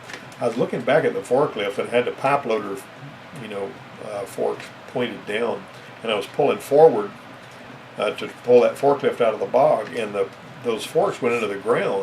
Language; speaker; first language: English; native; English